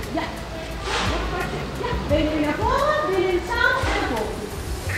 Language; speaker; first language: Dutch; native; Dutch